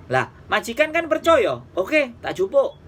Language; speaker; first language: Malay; non-native, local second language; Javanese